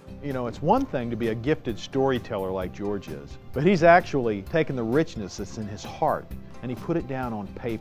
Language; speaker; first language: English; native; English